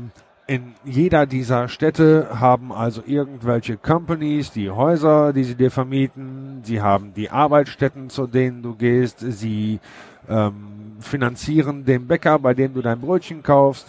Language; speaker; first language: German; native; German